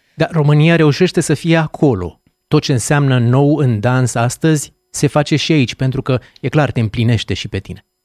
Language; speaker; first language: Romanian; native; Romanian